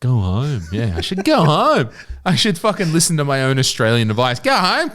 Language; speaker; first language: English; native; English